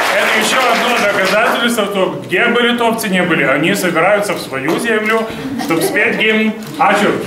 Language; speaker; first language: Russian; non-native, fluent; Lithuanian